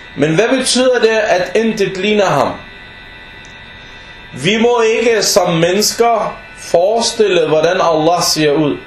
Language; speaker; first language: Danish; non-native, fluent; Arabic